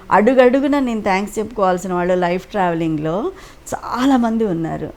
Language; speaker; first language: Telugu; native; Telugu